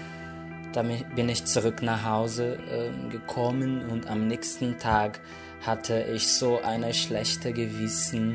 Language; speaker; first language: German; non-native, fluent; Portuguese